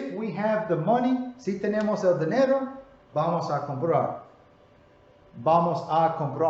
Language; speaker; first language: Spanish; non-native, learner; English